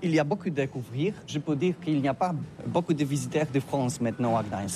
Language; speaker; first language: French; non-native, learner; Polish